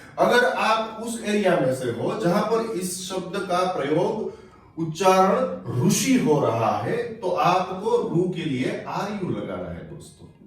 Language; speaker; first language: Hindi; non-native, local second language; Gujarati